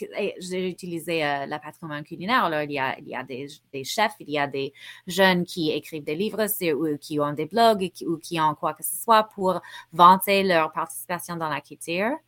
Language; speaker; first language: French; non-native, fluent; English